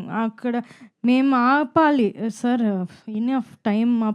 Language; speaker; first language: Telugu; non-native, fluent; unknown